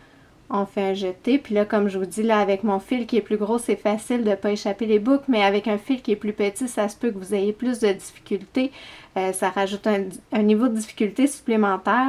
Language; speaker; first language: French; native; French